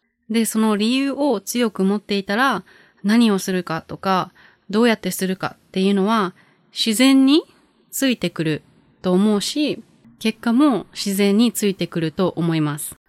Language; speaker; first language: Japanese; native; Japanese